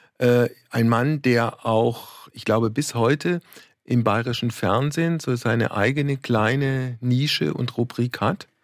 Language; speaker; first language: German; native; German